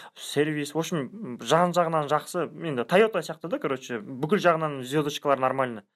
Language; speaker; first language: Kazakh; native; Kazakh